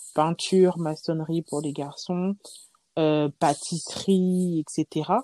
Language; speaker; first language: French; native; French